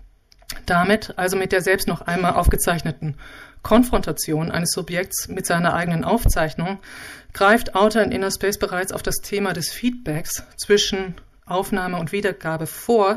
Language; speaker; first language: German; native; German